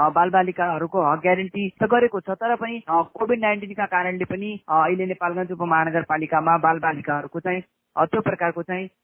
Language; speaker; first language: Nepali; non-native, local second language; Awadhi